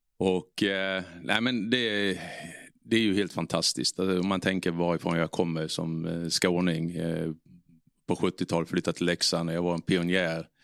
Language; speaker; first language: Swedish; native; Swedish